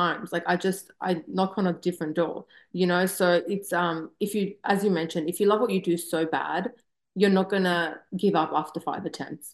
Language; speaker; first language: English; native; English